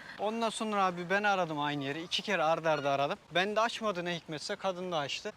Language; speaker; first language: Turkish; native; Turkish